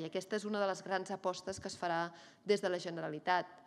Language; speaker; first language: Catalan; native; Catalan